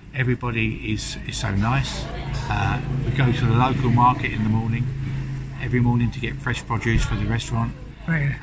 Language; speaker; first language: English; native; English